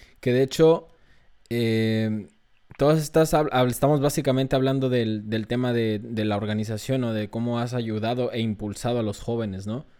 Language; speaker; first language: Spanish; native; Spanish